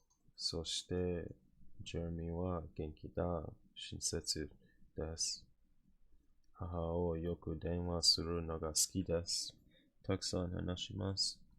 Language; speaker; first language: Japanese; non-native, learner; English